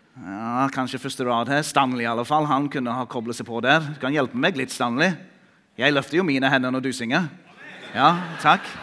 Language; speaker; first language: Norwegian; non-native, fluent; English